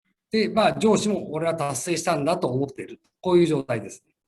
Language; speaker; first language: Japanese; native; Japanese